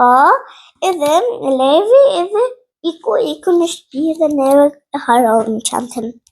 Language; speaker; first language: Albanian; early bilingual, heritage; Albanian